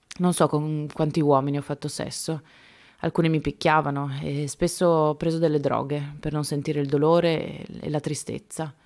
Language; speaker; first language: Italian; non-native, fluent; Spanish